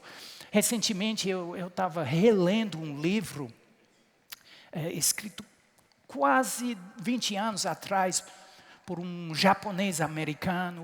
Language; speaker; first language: Portuguese; non-native, fluent; English